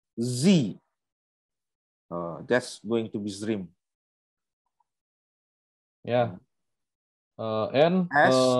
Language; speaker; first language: English; non-native, learner; Indonesian